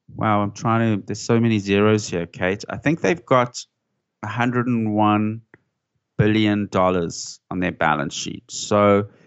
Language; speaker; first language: English; native; English